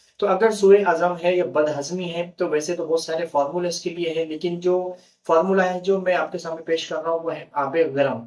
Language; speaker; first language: Hindi; native; Hindi